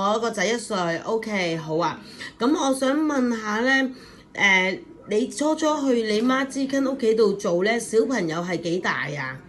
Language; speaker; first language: Cantonese; native; Cantonese